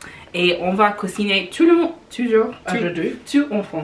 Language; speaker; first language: French; non-native, learner; English